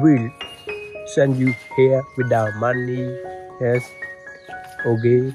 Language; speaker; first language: English; non-native, learner; Khmer